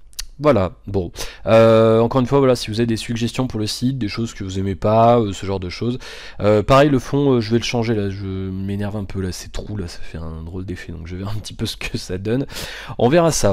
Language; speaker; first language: French; native; French